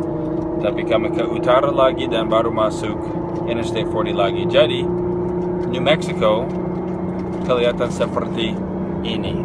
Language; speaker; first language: Indonesian; non-native, fluent; English